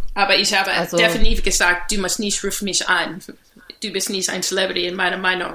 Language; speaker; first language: German; non-native, learner; English